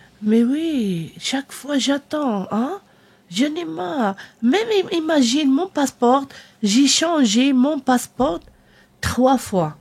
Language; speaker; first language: French; non-native, learner; Arabic